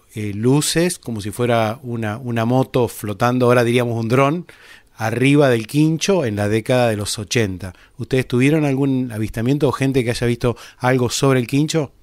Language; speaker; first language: Spanish; native; Spanish